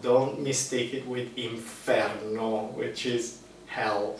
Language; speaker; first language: English; non-native, fluent; Italian